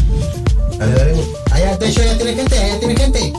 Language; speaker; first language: Spanish; native; Spanish